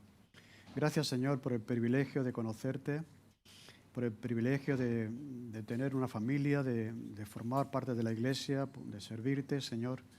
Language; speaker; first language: Spanish; native; Spanish